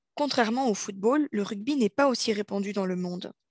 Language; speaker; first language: French; native; French